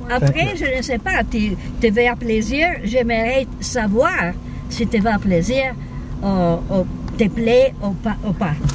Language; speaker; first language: French; non-native, learner; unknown